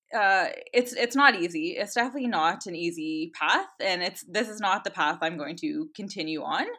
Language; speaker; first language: English; native; English